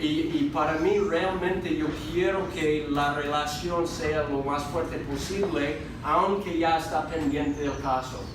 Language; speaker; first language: Spanish; non-native, fluent; English